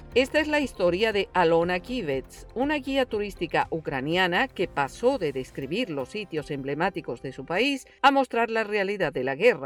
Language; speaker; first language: Spanish; native; Spanish